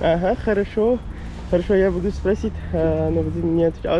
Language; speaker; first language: Russian; non-native, learner; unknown